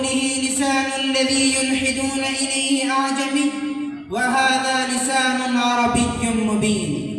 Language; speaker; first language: Arabic; non-native, learner; Urdu